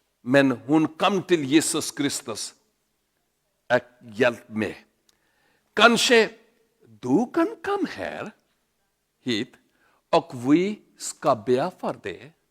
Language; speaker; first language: Swedish; non-native, learner; Urdu